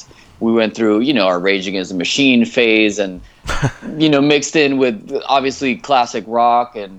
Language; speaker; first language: English; non-native, fluent; Spanish